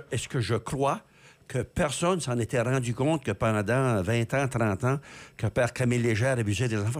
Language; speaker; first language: French; native; French